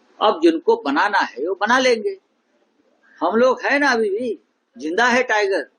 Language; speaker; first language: Hindi; non-native, local second language; Marathi